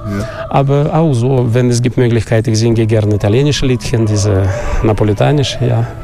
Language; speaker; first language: German; non-native, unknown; Russian